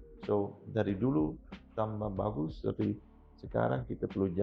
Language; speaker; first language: Indonesian; non-native, fluent; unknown